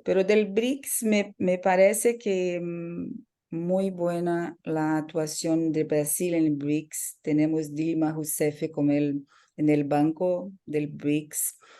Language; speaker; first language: Spanish; non-native, fluent; Portuguese